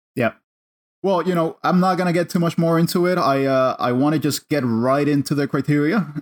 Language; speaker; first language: English; non-native, fluent; Spanish